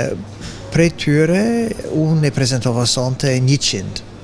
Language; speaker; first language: Albanian; non-native, fluent; English